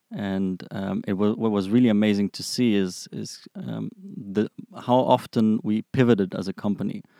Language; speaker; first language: English; non-native, fluent; German